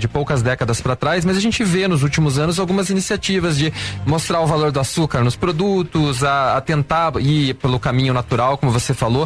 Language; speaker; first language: Portuguese; native; Portuguese